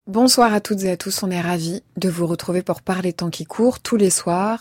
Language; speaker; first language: French; native; French